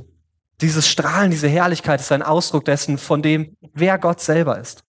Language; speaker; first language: German; native; German